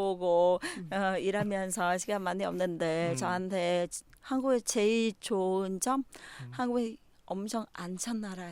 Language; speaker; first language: Korean; non-native, learner; Vietnamese